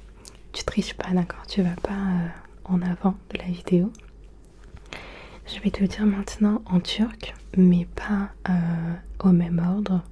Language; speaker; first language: French; early bilingual, other home language; Turkish